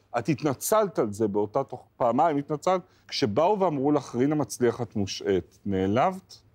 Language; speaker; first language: Hebrew; native; Hebrew